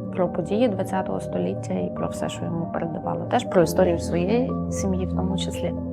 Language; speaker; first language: Ukrainian; non-native, local second language; Russian